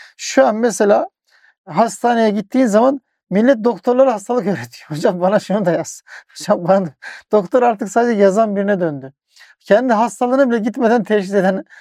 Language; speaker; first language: Turkish; native; Turkish